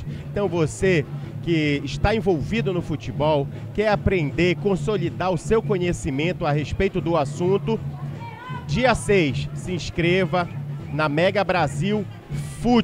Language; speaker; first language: Portuguese; native; Portuguese